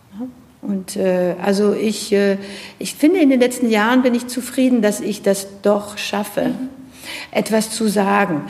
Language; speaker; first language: German; non-native, fluent; French